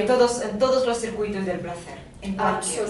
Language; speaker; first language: Spanish; non-native, fluent; Russian